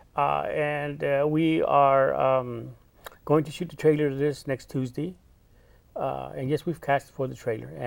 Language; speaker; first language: English; native; English